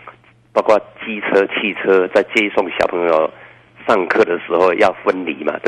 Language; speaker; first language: Chinese; native; Chinese